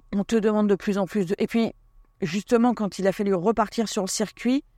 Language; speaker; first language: French; native; French